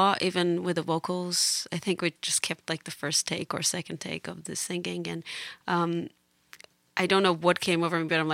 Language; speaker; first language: English; non-native, fluent; Georgian